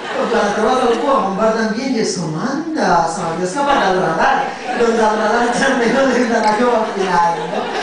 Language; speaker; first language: Catalan; non-native, local second language; Spanish